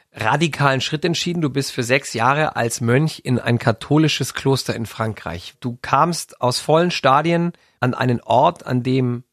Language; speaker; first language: German; native; German